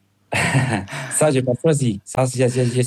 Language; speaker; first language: French; non-native, fluent; Spanish